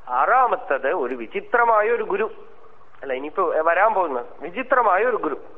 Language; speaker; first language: Malayalam; non-native, local second language; Tamil